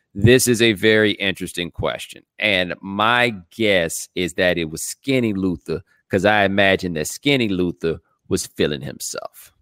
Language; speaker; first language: English; native; English